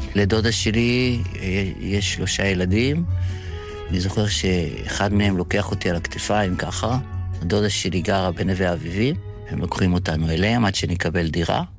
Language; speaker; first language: Hebrew; early bilingual, other home language; Yiddish